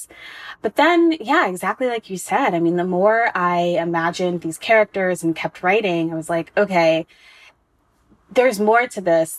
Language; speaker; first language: English; native; English